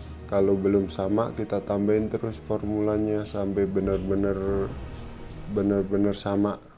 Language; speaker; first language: Indonesian; native; Indonesian